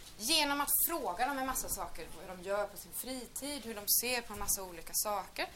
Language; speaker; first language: Swedish; native; Swedish